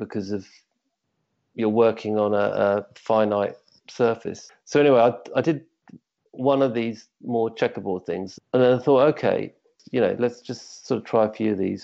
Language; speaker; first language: English; native; English